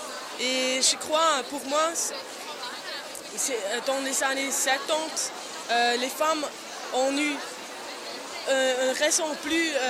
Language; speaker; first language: French; non-native, local second language; German